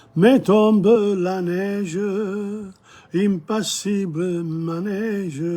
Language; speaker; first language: French; non-native, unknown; English